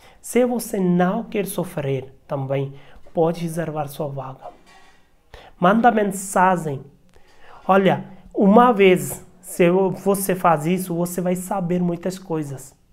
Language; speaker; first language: Portuguese; non-native, learner; Hindi